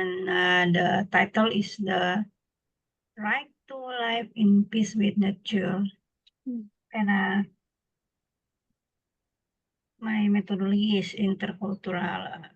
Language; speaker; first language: English; non-native, learner; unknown